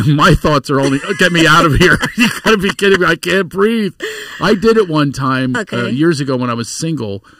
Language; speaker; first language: English; native; English